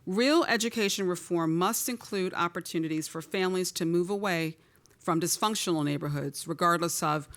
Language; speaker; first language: English; native; English